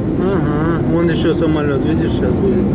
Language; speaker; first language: Russian; native; Russian